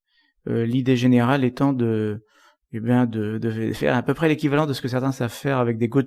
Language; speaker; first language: French; native; French